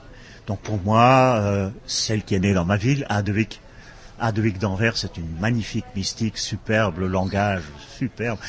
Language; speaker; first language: French; non-native, local second language; Dutch